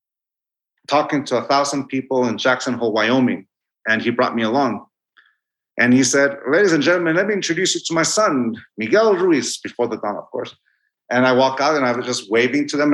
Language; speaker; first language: English; non-native, fluent; Spanish